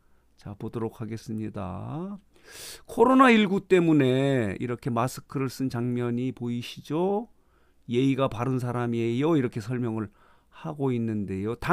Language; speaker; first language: Korean; native; Korean